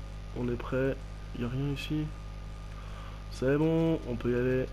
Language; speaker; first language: French; native; French